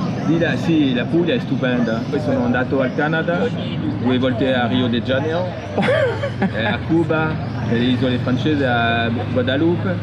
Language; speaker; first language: Italian; non-native, fluent; French